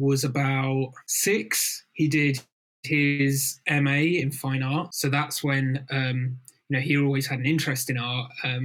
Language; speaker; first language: English; native; English